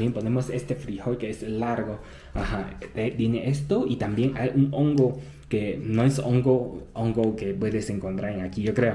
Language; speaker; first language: Spanish; non-native, fluent; Chinese